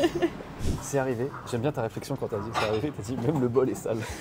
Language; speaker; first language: French; native; French